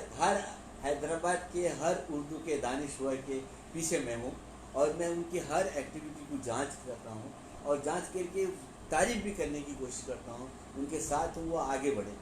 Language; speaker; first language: Urdu; native; Urdu